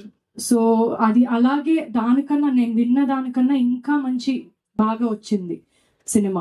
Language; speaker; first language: Telugu; non-native, fluent; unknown